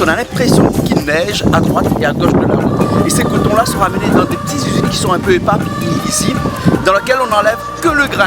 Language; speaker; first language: French; native; French